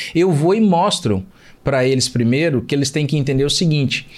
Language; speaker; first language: Portuguese; native; Portuguese